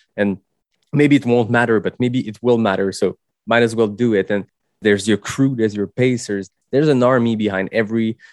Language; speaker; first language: English; non-native, fluent; French